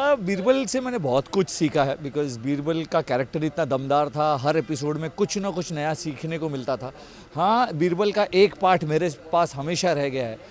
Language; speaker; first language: Hindi; non-native, local second language; Tulu